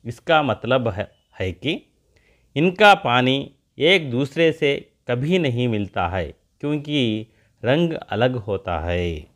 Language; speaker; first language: Hindi; non-native, local second language; Telugu